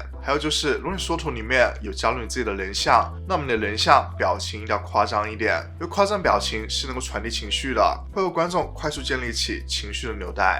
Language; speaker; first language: Chinese; native; Chinese